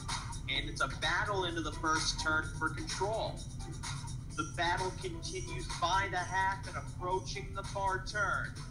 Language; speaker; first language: English; native; English